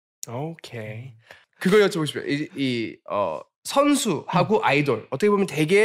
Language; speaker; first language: Korean; early bilingual, heritage; Korean